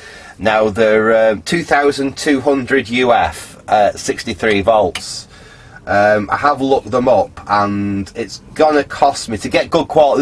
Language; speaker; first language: English; native; English